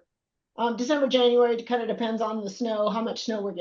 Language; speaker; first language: English; native; English